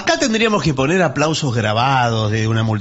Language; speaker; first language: Spanish; native; Spanish